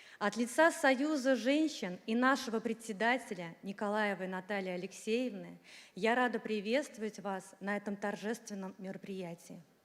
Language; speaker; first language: Russian; native; Russian